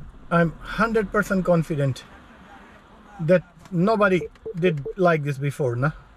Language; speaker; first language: English; non-native, local second language; Urdu